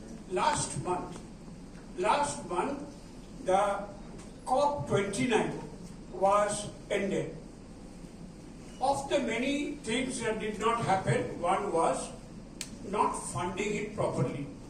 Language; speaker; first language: English; non-native, local second language; Bangla